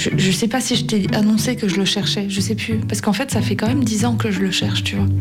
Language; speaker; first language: French; native; French